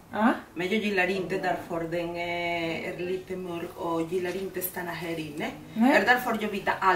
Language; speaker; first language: Swedish; non-native, learner; Spanish